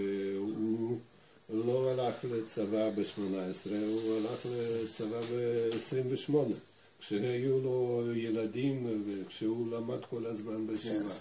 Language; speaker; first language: Hebrew; non-native, fluent; Russian